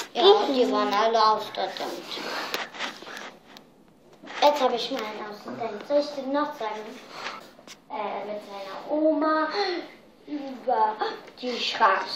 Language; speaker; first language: German; early bilingual, heritage; German